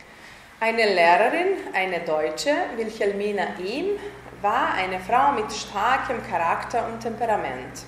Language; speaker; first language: German; non-native, fluent; Serbian